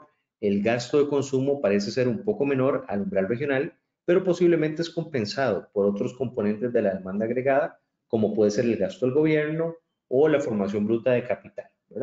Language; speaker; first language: Spanish; native; Spanish